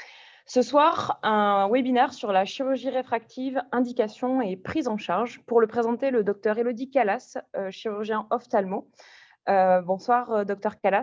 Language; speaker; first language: French; native; French